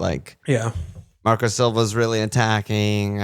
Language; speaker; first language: English; native; English